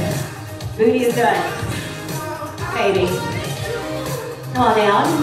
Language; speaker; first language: English; native; English